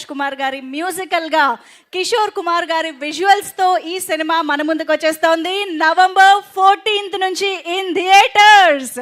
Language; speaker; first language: Telugu; native; Telugu